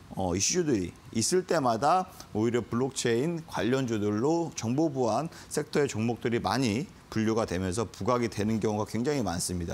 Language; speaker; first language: Korean; native; Korean